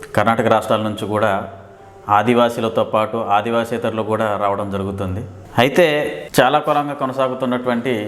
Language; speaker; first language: Telugu; native; Telugu